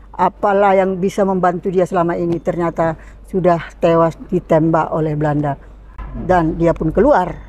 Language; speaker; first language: Indonesian; native; Indonesian